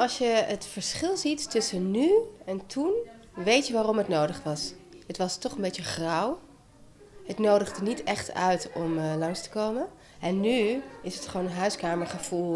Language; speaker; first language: Dutch; native; Dutch